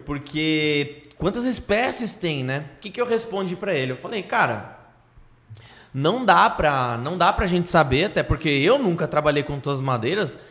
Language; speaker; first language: Portuguese; native; Portuguese